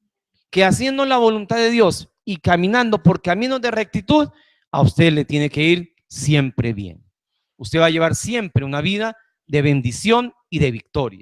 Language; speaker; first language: Spanish; native; Spanish